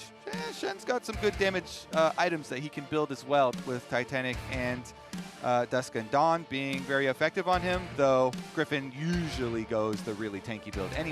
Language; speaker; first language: English; native; English